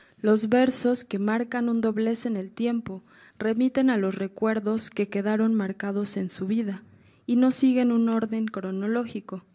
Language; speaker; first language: Spanish; native; Spanish